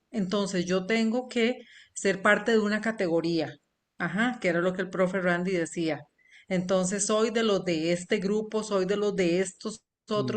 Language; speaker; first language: Spanish; native; Spanish